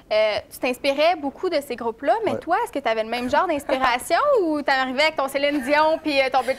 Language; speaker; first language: French; native; French